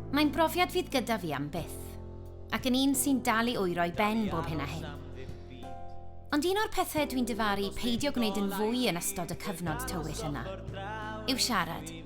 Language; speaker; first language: Welsh; native; Welsh